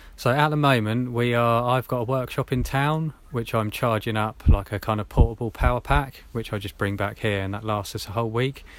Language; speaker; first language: English; native; English